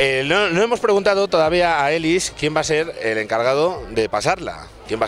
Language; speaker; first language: Spanish; native; Spanish